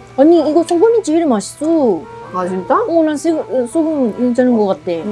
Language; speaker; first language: Korean; non-native, fluent; Japanese